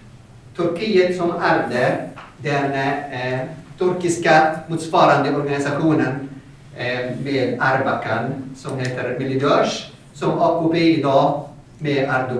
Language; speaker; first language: Swedish; non-native, fluent; Arabic